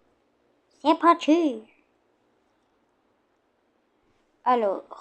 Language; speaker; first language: French; native; French